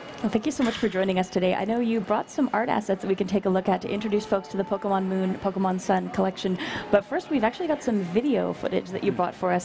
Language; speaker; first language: English; native; English